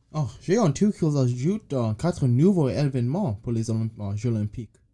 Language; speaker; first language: French; non-native, learner; English